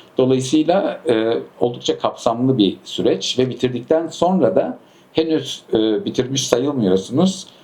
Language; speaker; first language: Turkish; early bilingual, heritage; Turkish